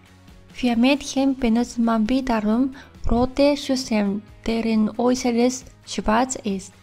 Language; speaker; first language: German; non-native, fluent; Japanese